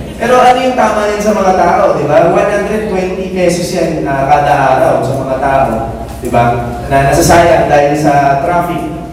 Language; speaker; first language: Filipino; non-native, local second language; Bikol